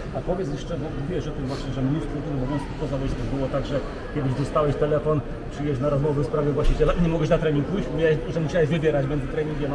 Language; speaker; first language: Polish; native; Polish